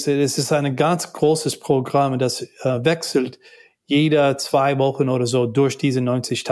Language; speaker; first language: German; non-native, learner; English